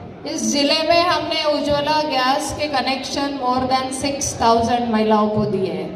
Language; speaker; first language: Hindi; non-native, local second language; Marathi